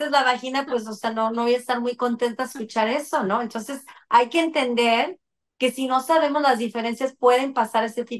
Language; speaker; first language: Spanish; native; Spanish